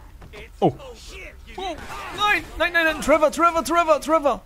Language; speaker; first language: German; native; German